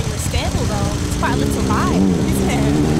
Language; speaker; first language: English; native; English